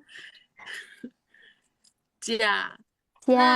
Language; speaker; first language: Chinese; non-native, learner; Indonesian